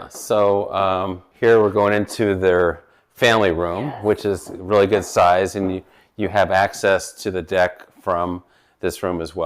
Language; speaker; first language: English; native; English